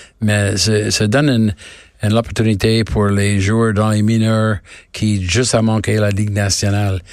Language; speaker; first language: French; non-native, learner; English